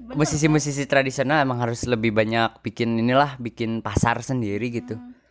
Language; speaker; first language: Indonesian; non-native, local second language; Sundanese